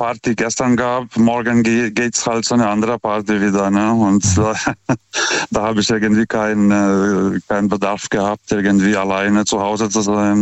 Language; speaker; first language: German; non-native, fluent; Lithuanian